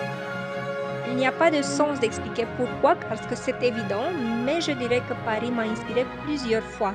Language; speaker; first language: French; non-native, fluent; Romanian